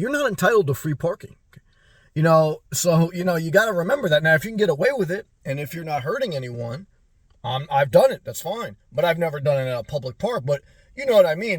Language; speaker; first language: English; native; English